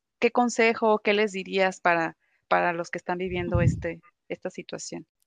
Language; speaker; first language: Spanish; native; Spanish